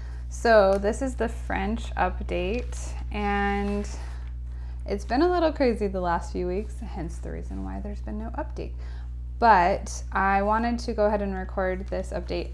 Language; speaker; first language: English; native; English